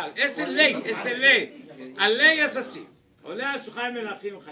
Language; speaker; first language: Spanish; non-native, learner; Hebrew